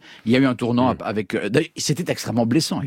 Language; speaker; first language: French; native; French